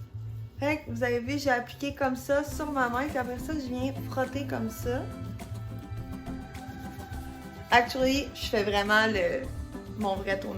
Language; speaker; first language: French; native; French